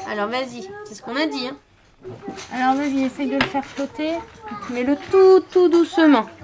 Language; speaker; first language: French; native; French